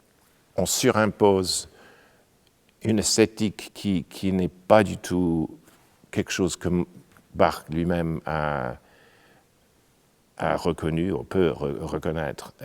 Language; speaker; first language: French; non-native, fluent; English